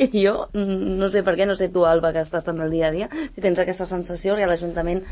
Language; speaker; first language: Catalan; native; Catalan